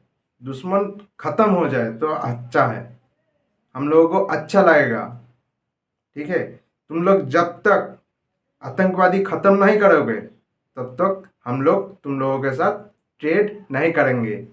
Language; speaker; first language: Hindi; non-native, local second language; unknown